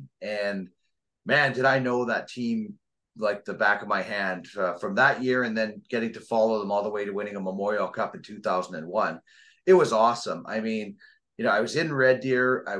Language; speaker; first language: English; native; English